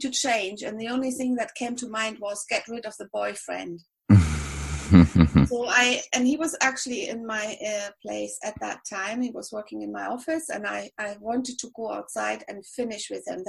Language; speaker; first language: English; non-native, fluent; German